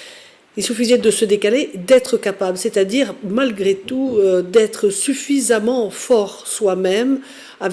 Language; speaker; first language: French; native; French